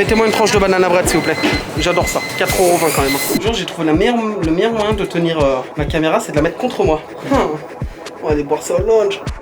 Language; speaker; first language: French; native; French